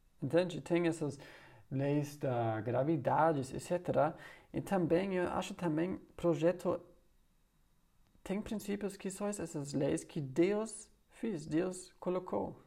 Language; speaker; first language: Portuguese; non-native, learner; German